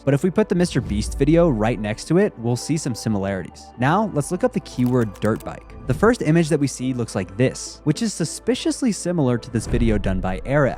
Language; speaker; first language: English; native; English